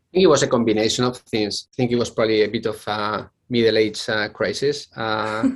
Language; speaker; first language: English; non-native, fluent; Spanish